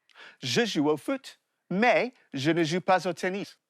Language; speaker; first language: French; non-native, fluent; English